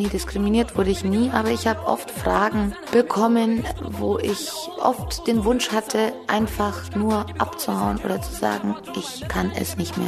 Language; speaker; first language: German; early bilingual, other home language; Turkish